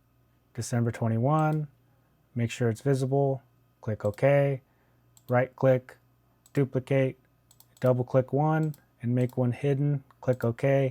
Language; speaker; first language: English; native; English